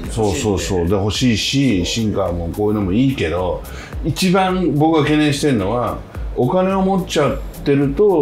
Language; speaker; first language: Japanese; native; Japanese